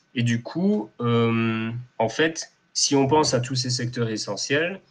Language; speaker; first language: French; native; French